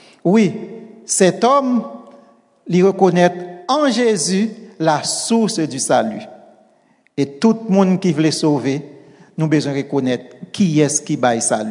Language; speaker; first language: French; non-native, local second language; Haitian Creole